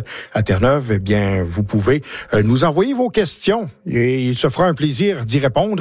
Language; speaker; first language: French; native; French